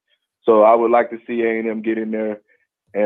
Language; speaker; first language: English; native; English